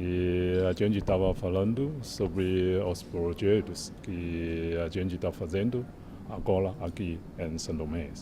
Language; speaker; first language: Portuguese; non-native, fluent; Chinese